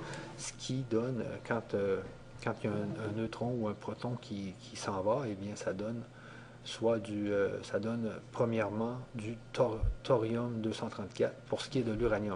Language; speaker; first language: French; native; French